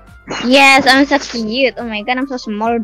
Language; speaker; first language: English; non-native, learner; Indonesian